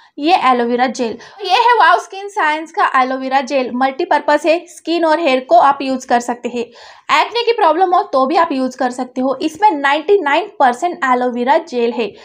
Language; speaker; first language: Hindi; native; Hindi